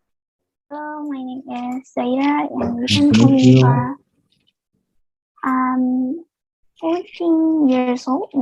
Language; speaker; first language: English; non-native, learner; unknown